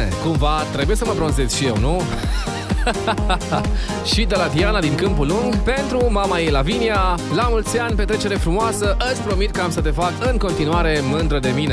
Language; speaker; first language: Romanian; native; Romanian